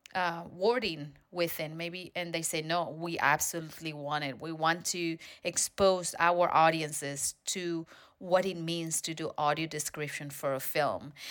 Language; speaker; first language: English; non-native, fluent; Spanish